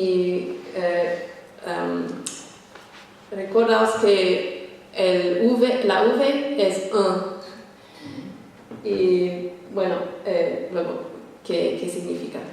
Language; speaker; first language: Spanish; non-native, fluent; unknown